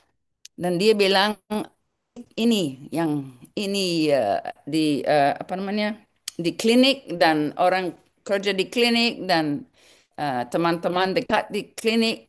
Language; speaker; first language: Indonesian; non-native, learner; English